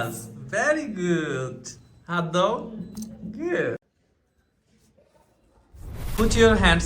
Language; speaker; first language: English; non-native, fluent; Bangla